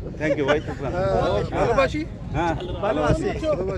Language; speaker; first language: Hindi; non-native, learner; Bangla